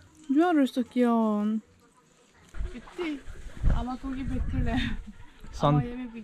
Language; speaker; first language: Turkish; non-native, learner; Korean